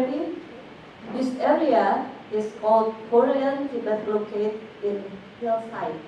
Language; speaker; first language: English; non-native, learner; Indonesian